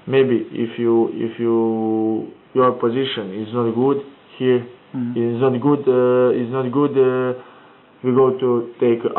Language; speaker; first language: English; non-native, learner; Croatian